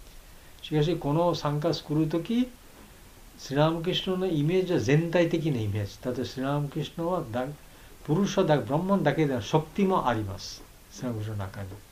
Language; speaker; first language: Japanese; non-native, learner; Bangla